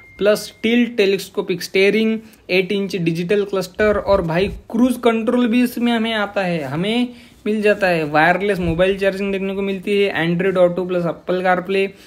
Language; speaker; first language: Hindi; non-native, local second language; Marathi